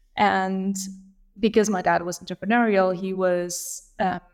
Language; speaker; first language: English; non-native, fluent; Lithuanian